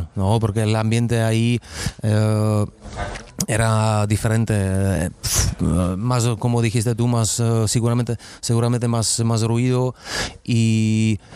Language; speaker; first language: Spanish; non-native, fluent; Czech